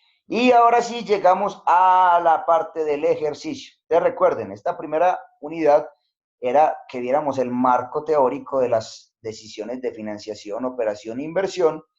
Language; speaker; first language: Spanish; native; Spanish